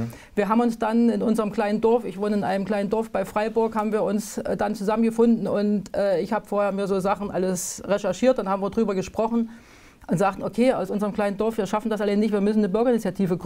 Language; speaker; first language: German; native; German